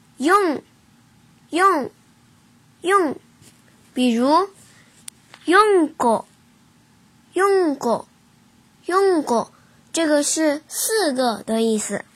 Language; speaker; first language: Chinese; early bilingual, heritage; Chinese